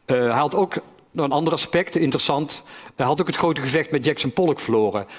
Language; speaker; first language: Dutch; native; Dutch